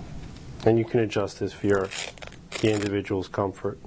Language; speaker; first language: English; native; English